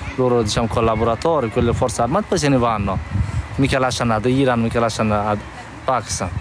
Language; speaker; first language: Italian; non-native, fluent; Persian